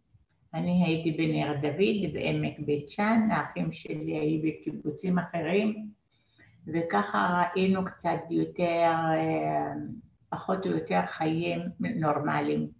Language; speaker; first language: Hebrew; non-native, fluent; Arabic